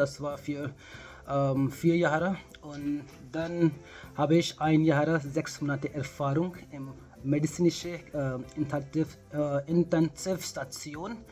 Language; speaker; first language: German; non-native, learner; Hindi